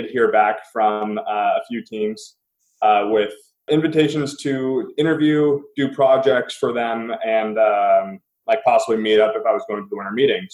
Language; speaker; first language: English; native; English